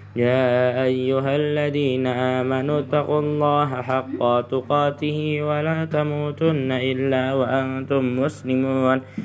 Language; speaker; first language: Arabic; non-native, learner; Indonesian